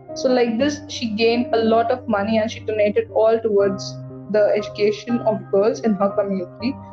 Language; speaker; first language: English; non-native, local second language; Hindi